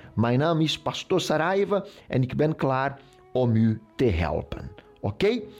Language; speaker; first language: Dutch; non-native, fluent; Portuguese